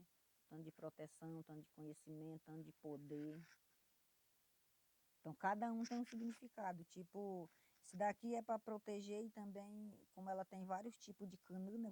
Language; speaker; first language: Portuguese; non-native, local second language; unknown